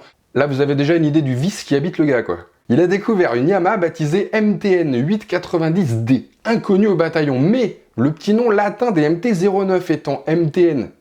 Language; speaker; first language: French; native; French